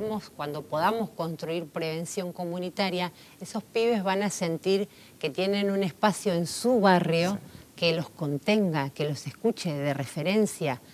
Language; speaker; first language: Spanish; native; Spanish